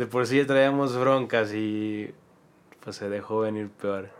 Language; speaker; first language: Spanish; native; Spanish